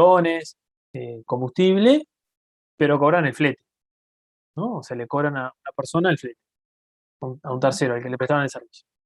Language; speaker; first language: Spanish; native; Spanish